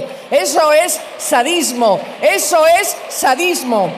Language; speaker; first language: Spanish; native; Spanish